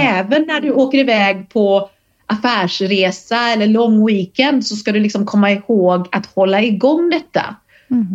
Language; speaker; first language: Swedish; native; Swedish